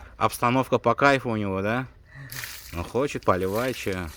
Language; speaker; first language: Russian; native; Russian